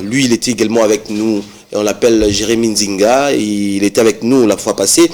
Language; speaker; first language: French; non-native, local second language; Lingala